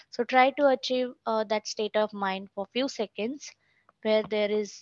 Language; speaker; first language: English; non-native, local second language; Marathi